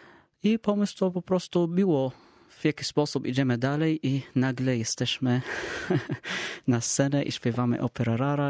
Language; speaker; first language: Polish; non-native, learner; Arabic